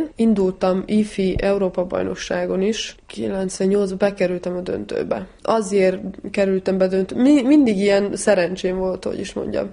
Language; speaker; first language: Hungarian; non-native, fluent; Serbian